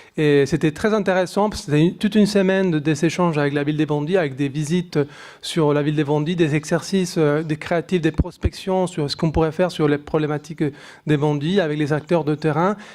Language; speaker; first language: French; non-native, fluent; Spanish